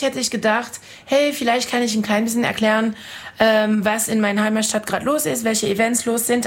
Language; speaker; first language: German; non-native, fluent; French